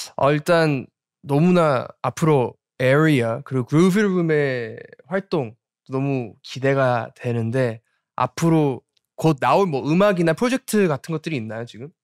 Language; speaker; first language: Korean; early bilingual, heritage; Korean